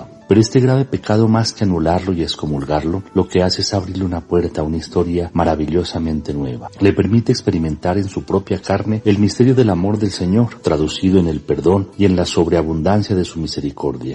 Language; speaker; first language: Spanish; native; Spanish